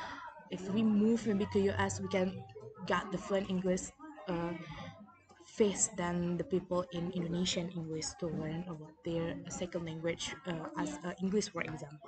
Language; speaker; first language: English; non-native, learner; Indonesian